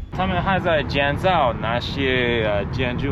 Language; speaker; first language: Chinese; non-native, learner; English